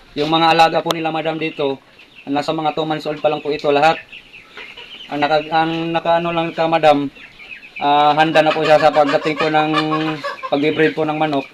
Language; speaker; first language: Filipino; non-native, local second language; Cebuano